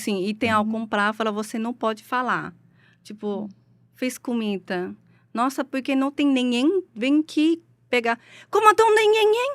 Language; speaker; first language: Portuguese; non-native, learner; Chinese